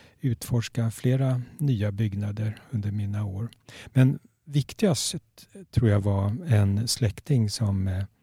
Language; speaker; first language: Swedish; native; Swedish